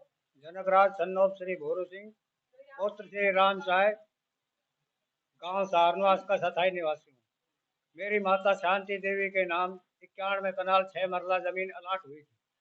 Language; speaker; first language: Hindi; native; Hindi